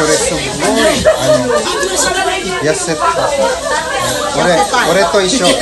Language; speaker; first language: Japanese; non-native, learner; Filipino